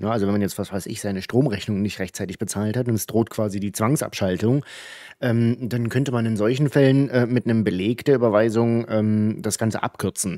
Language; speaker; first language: German; native; German